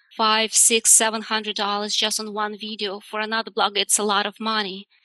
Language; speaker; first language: English; non-native, fluent; Russian